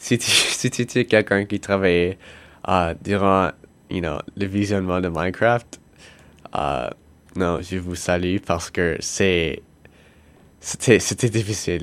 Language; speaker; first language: French; non-native, local second language; English